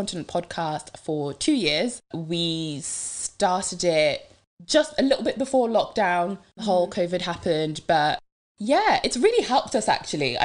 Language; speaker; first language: English; early bilingual, other home language; French